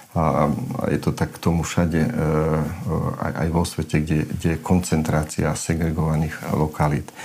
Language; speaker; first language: Slovak; non-native, local second language; Romany